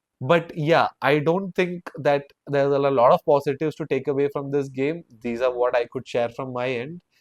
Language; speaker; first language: English; non-native, local second language; Malayalam